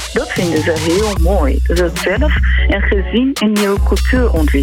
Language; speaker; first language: Dutch; non-native, fluent; Persian